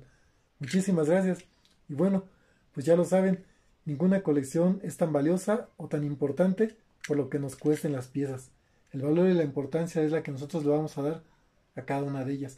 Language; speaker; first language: Spanish; native; Spanish